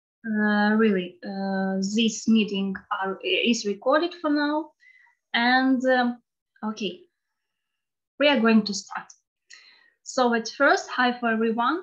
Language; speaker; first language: English; non-native, fluent; Ukrainian